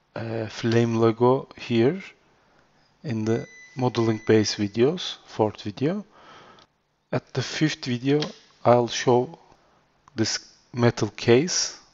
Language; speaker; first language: English; non-native, learner; Turkish